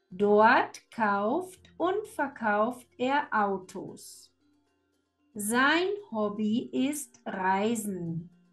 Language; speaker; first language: German; non-native, fluent; Spanish